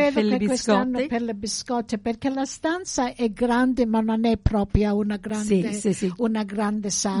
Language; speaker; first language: Italian; early bilingual, heritage; English